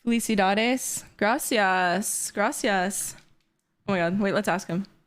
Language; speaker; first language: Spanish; non-native, learner; English